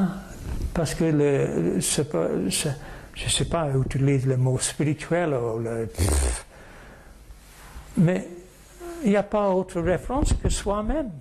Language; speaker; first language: French; non-native, fluent; English